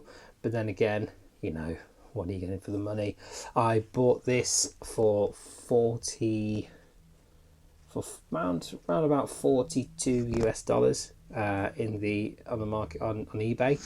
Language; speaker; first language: English; native; English